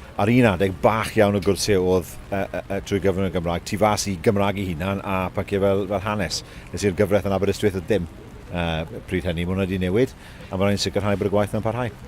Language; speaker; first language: Welsh; native; Welsh